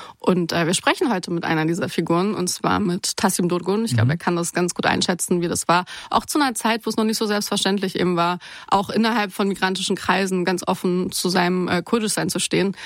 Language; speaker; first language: German; native; German